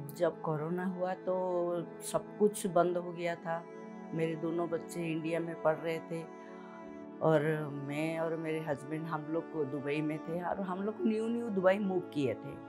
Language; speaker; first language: Hindi; non-native, local second language; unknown